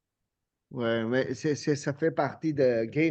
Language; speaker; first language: French; non-native, fluent; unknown